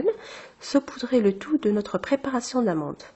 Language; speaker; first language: French; non-native, local second language; Arabic